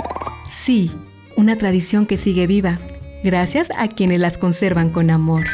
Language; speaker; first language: Spanish; native; Spanish